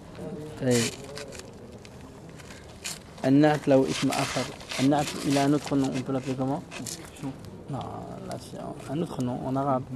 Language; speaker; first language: Arabic; non-native, learner; French